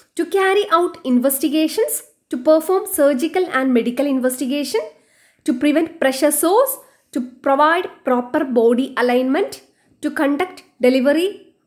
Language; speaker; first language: English; non-native, local second language; Malayalam